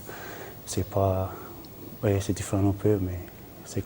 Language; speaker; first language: French; non-native, learner; English